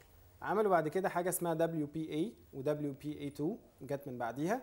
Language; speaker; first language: Arabic; native; Arabic